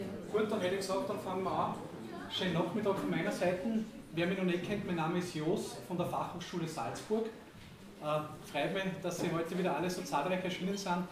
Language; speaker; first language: German; native; German